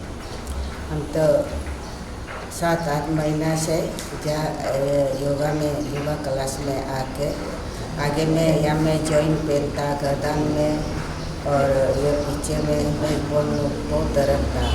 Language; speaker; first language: Hindi; non-native, local second language; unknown